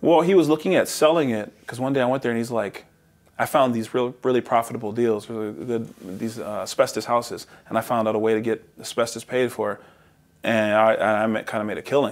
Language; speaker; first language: English; native; English